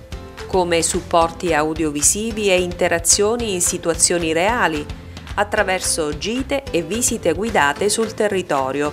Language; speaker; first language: Italian; native; Italian